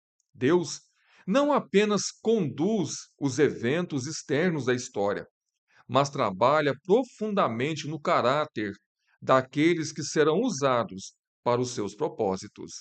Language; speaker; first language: Portuguese; native; Portuguese